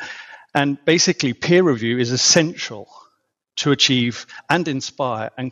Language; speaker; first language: English; native; English